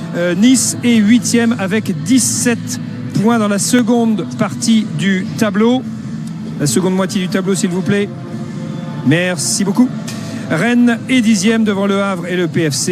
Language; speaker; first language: French; native; French